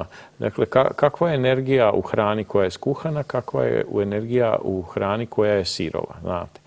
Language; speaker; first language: Croatian; native; Croatian